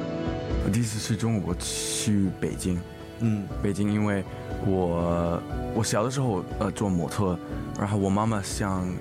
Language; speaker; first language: Chinese; early bilingual, heritage; English